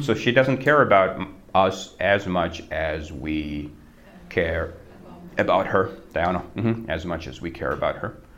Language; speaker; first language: English; non-native, fluent; Czech